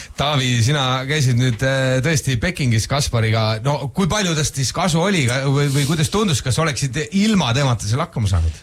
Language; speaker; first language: Estonian; native; Estonian